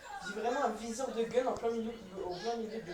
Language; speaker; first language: French; native; French